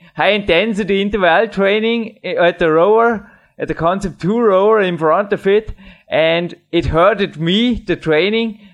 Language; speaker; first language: English; non-native, fluent; German